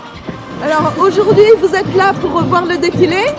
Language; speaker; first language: French; native; French